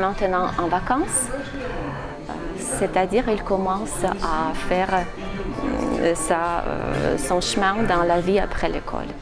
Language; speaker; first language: French; non-native, fluent; Russian